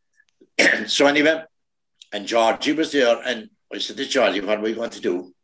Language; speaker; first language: English; native; English